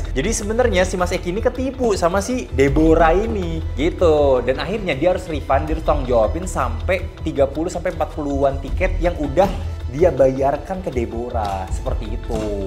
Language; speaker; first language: Indonesian; native; Indonesian